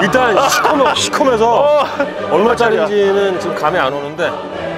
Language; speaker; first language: Korean; native; Korean